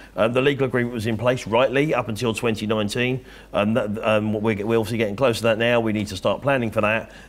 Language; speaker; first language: English; native; English